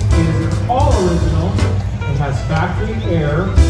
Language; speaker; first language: English; native; English